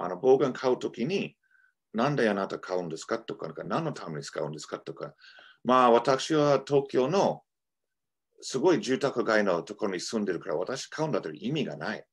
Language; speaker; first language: Japanese; non-native, fluent; English